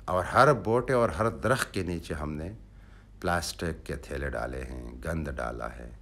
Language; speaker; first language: Urdu; non-native, local second language; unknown